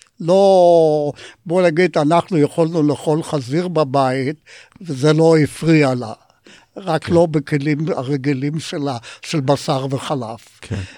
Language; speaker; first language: Hebrew; non-native, fluent; Polish